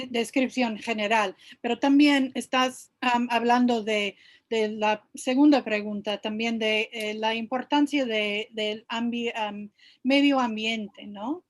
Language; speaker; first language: Spanish; non-native, fluent; English